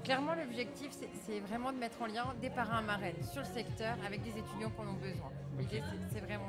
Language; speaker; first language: French; native; French